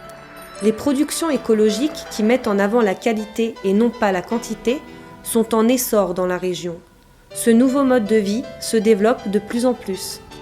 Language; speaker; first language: French; native; French